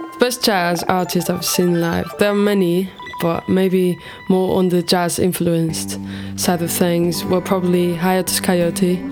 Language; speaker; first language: English; non-native, fluent; Portuguese